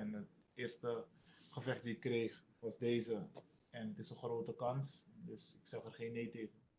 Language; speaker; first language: Dutch; non-native, local second language; Sranan Tongo